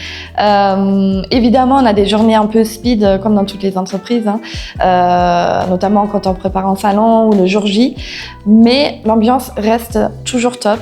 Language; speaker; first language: French; non-native, fluent; German